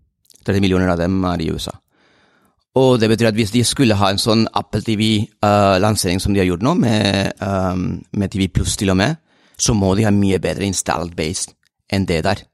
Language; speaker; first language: Norwegian; non-native, fluent; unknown